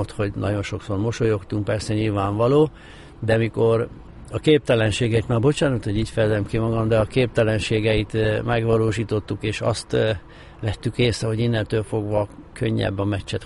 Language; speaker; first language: Hungarian; native; Hungarian